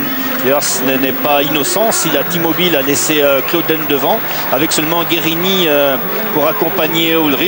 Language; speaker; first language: French; native; French